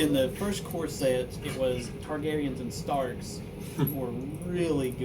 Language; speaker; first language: English; native; English